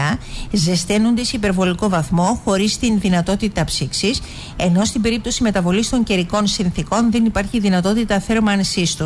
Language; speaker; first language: Greek; native; Greek